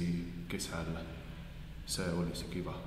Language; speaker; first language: Finnish; non-native, learner; Hungarian